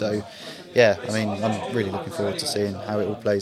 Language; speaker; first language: English; native; English